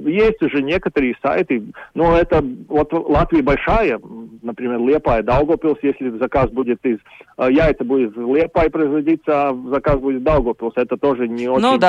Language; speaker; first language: Russian; non-native, local second language; Latvian